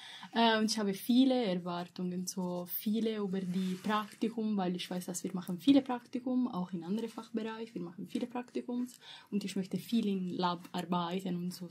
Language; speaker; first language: German; non-native, learner; Italian